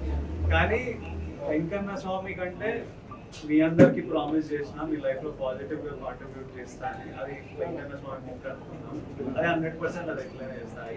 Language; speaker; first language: Telugu; native; Telugu